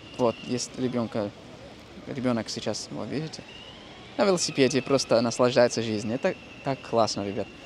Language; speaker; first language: Russian; non-native, fluent; English